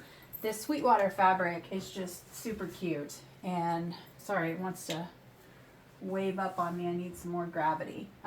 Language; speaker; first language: English; native; English